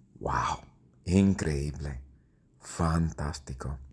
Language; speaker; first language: Spanish; non-native, fluent; English